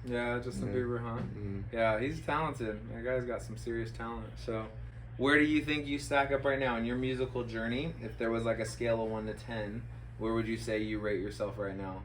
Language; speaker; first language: English; native; English